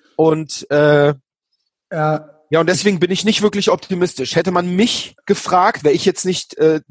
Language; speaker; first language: German; native; German